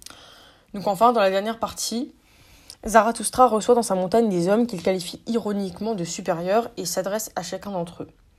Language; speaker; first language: French; native; French